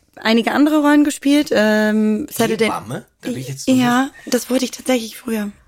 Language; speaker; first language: German; native; German